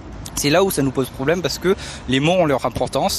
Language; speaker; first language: French; early bilingual, other home language; Tibetan